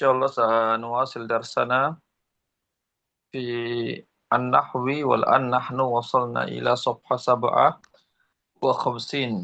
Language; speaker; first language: Arabic; non-native, fluent; Indonesian